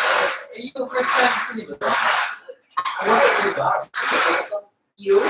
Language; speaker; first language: English; non-native, learner; Filipino